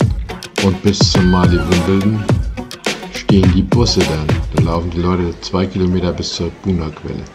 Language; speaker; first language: German; native; German